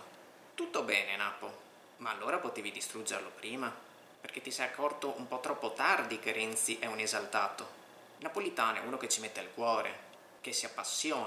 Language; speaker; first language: Italian; native; Italian